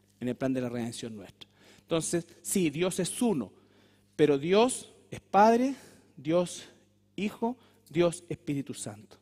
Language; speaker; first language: Spanish; native; Spanish